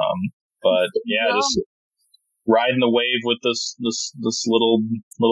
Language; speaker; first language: English; native; English